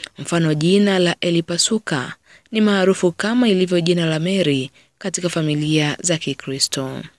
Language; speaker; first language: Swahili; native; Swahili